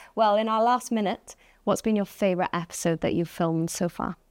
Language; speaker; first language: English; native; English